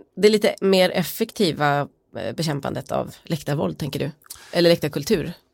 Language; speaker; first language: Swedish; native; Swedish